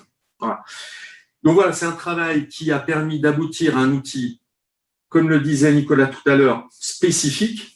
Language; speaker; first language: French; native; French